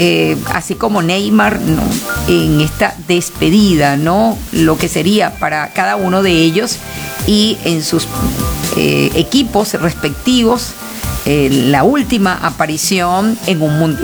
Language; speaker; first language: Spanish; native; Spanish